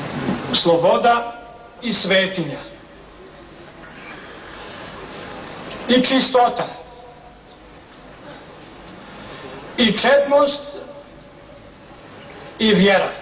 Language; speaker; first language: Serbian; native; Serbian